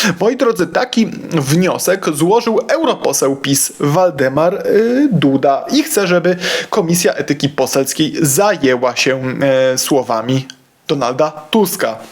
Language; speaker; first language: Polish; native; Polish